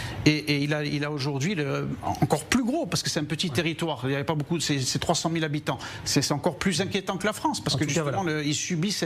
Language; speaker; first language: French; native; French